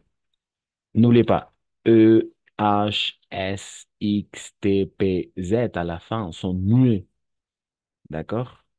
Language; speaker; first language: French; non-native, fluent; Spanish